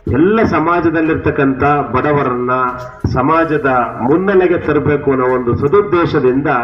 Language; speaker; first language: Kannada; native; Kannada